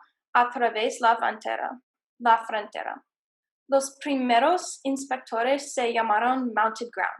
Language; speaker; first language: Spanish; non-native, learner; English